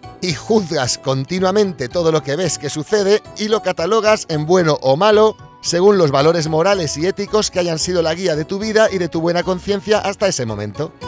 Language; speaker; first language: Spanish; native; Spanish